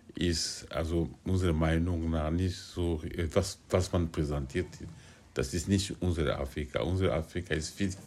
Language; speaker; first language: German; non-native, fluent; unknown